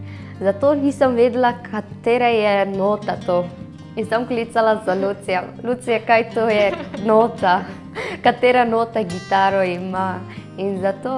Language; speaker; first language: Slovenian; non-native, learner; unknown